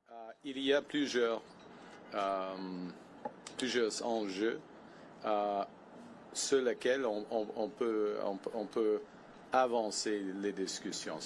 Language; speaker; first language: French; non-native, fluent; English